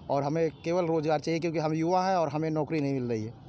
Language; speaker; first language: Hindi; native; Hindi